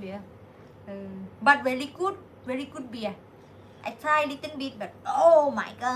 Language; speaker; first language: English; non-native, learner; Thai